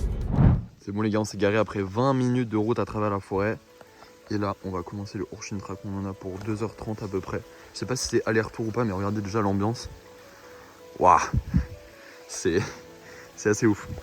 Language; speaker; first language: French; native; French